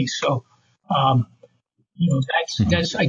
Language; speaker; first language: English; native; English